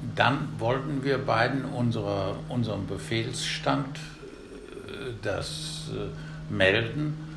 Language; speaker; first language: German; native; German